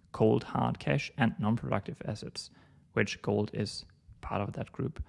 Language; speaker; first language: English; non-native, fluent; German